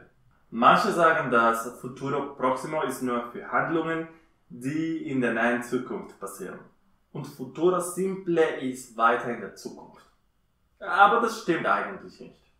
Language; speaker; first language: German; non-native, fluent; Spanish